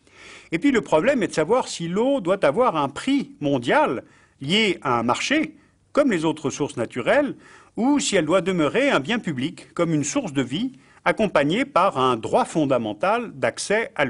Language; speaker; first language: French; native; French